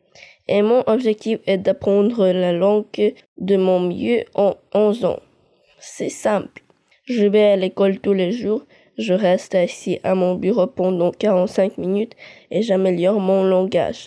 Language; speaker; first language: French; non-native, learner; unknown